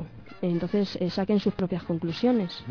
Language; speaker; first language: Spanish; native; Spanish